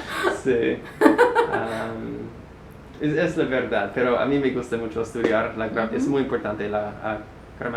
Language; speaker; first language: Spanish; non-native, learner; English